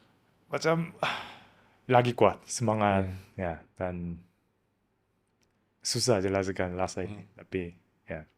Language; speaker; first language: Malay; non-native, learner; Korean